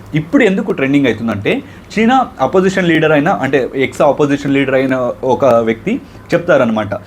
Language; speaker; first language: Telugu; non-native, local second language; Kannada